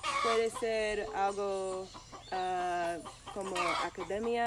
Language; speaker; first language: Spanish; non-native, learner; English